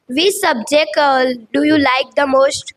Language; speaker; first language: English; non-native, learner; Gujarati